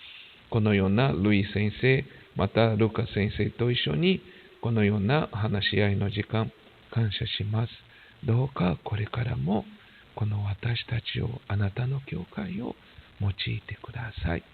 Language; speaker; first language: Japanese; non-native, fluent; Portuguese